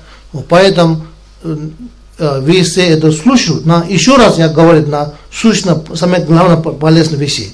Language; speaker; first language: Russian; non-native, learner; Tibetan